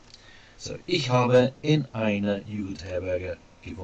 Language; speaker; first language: German; non-native, fluent; English